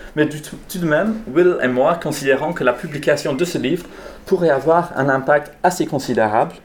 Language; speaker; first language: French; non-native, fluent; English